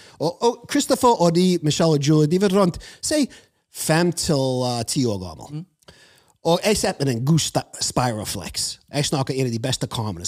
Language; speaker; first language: Norwegian; non-native, fluent; English